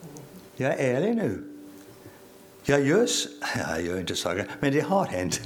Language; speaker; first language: Swedish; non-native, fluent; English